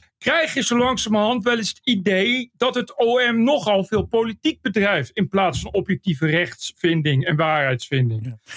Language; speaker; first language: Dutch; native; Dutch